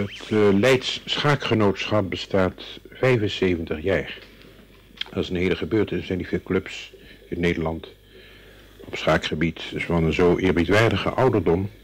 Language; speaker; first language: Dutch; native; Dutch